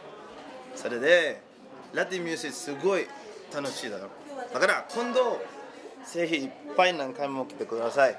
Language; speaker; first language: Japanese; non-native, learner; Spanish